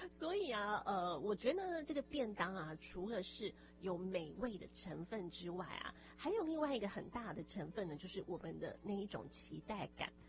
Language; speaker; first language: Chinese; native; Chinese